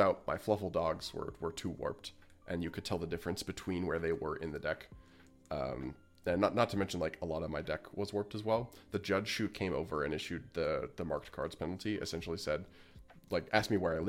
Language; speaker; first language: English; native; English